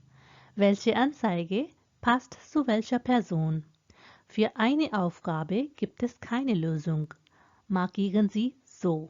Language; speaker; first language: German; non-native, fluent; Hindi